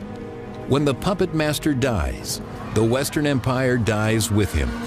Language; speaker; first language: English; native; English